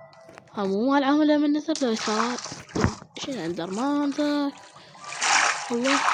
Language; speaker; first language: Arabic; native; Arabic